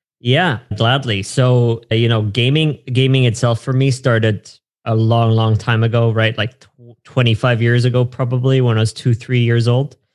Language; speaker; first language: English; non-native, fluent; German